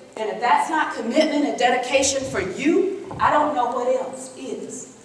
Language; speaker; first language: English; native; English